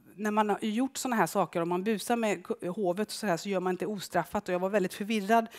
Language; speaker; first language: Swedish; native; Swedish